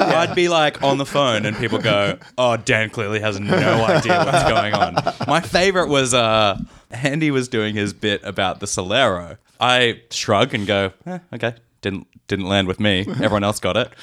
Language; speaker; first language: English; native; English